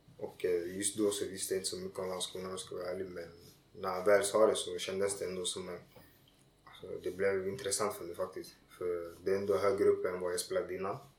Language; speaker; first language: Swedish; early bilingual, other home language; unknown